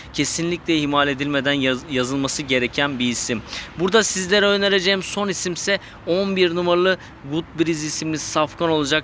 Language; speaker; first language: Turkish; native; Turkish